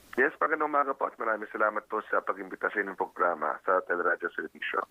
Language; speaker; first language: Filipino; native; Filipino